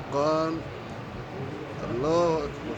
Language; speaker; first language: Arabic; non-native, local second language; Somali